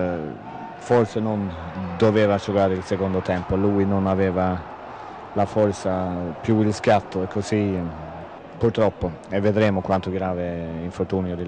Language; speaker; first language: Italian; non-native, fluent; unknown